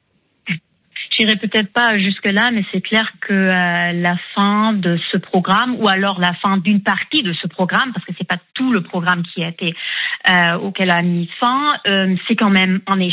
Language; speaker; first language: French; non-native, fluent; German